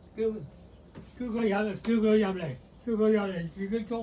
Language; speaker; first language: Cantonese; non-native, fluent; Indonesian